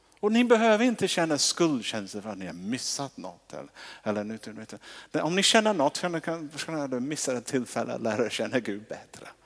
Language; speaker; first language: Swedish; non-native, fluent; English